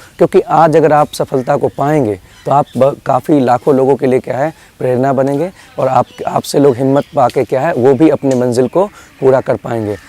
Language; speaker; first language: Hindi; native; Hindi